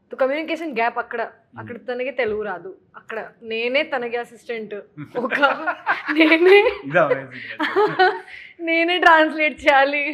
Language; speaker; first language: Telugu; non-native, fluent; Hindi